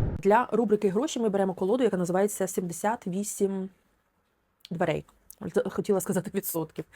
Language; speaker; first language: Ukrainian; non-native, local second language; Russian